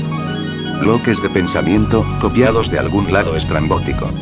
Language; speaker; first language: Spanish; native; Spanish